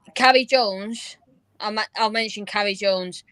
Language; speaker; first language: English; native; English